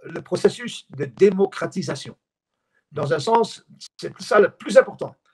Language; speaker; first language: French; non-native, fluent; Dutch